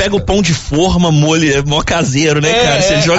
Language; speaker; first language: Portuguese; native; Portuguese